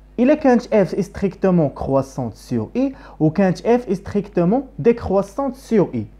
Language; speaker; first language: Arabic; native; Arabic